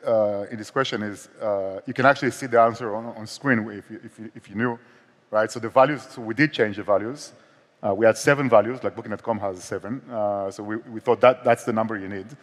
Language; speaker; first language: English; non-native, fluent; Hebrew